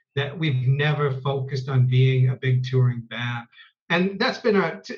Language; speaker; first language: English; native; English